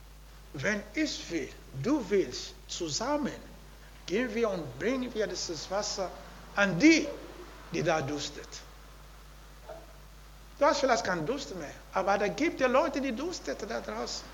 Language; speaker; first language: German; non-native, learner; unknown